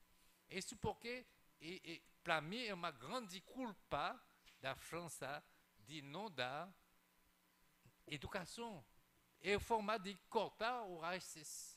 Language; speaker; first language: Portuguese; non-native, fluent; French